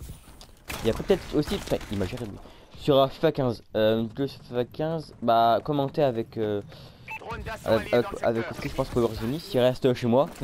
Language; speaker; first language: French; native; French